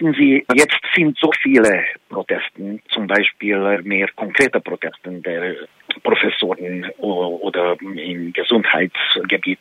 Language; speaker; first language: German; non-native, fluent; Hungarian